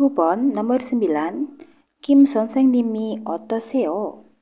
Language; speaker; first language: Korean; non-native, learner; Indonesian